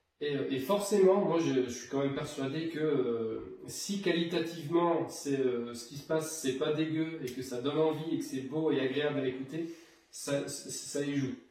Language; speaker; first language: French; native; French